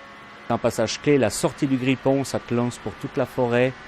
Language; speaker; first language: French; native; French